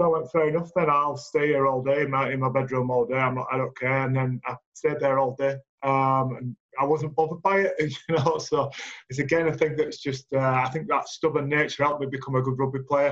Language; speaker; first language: English; native; English